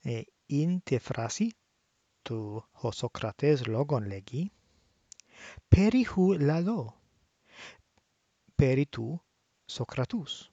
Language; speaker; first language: Greek; non-native, learner; English